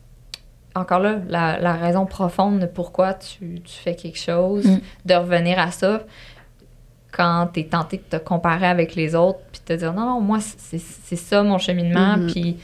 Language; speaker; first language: French; native; French